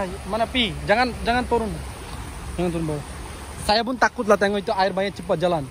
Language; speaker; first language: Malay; non-native, learner; Bangla